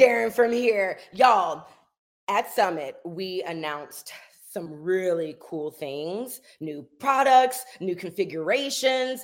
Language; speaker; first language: English; native; English